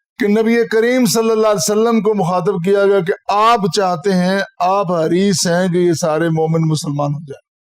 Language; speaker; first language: Urdu; non-native, local second language; Punjabi